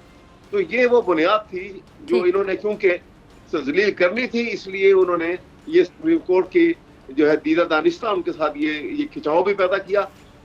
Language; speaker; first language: Urdu; native; Urdu